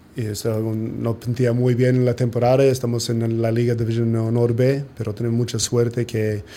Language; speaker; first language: Spanish; non-native, fluent; English